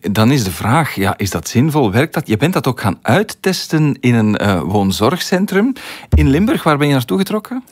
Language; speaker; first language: Dutch; native; Dutch